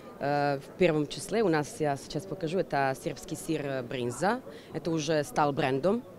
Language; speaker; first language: Russian; non-native, fluent; Serbian